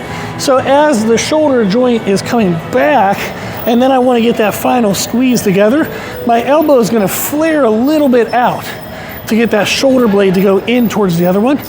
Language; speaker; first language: English; native; English